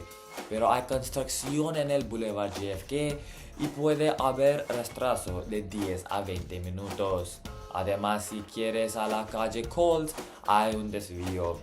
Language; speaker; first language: Spanish; non-native, learner; English